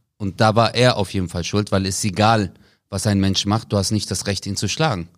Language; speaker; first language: German; early bilingual, other home language; Turkish